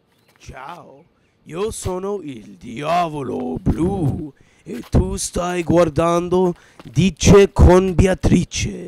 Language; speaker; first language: Italian; non-native, learner; English